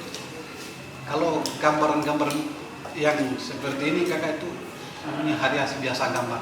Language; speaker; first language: Indonesian; native; Indonesian